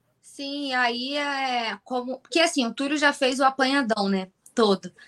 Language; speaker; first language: Portuguese; native; Portuguese